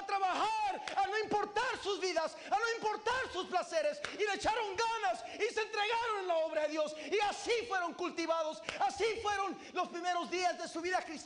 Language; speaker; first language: Spanish; native; Spanish